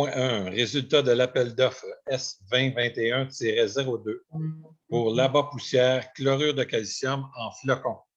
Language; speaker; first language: French; native; French